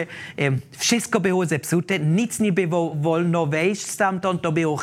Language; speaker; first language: Polish; non-native, learner; German